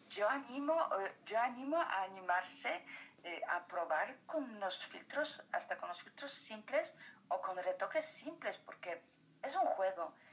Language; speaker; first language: Spanish; non-native, fluent; Polish